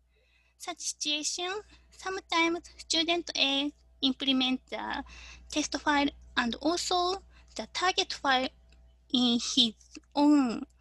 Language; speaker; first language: English; non-native, fluent; Japanese